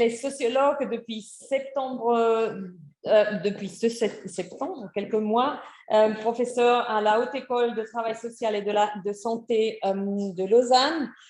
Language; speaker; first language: French; non-native, fluent; German